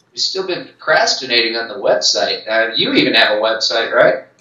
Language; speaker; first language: English; native; English